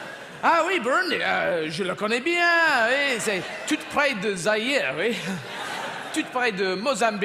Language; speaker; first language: French; non-native, learner; English